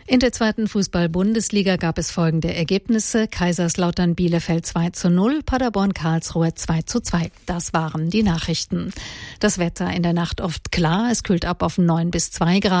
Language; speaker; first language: German; native; German